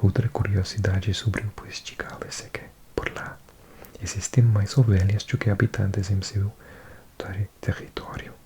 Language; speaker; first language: Portuguese; non-native, learner; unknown